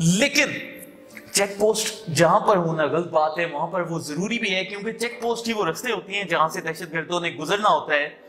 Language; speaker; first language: Urdu; non-native, local second language; Punjabi